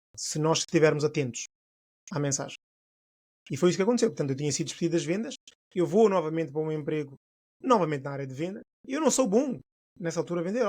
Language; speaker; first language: Portuguese; non-native, local second language; Upper Guinea Crioulo